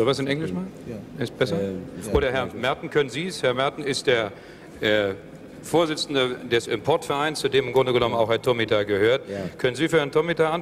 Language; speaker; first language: German; native; German